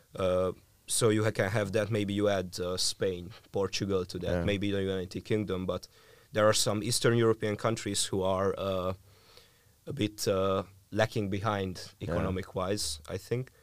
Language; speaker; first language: English; non-native, fluent; Hungarian